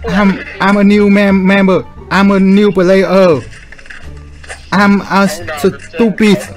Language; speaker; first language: English; non-native, learner; Vietnamese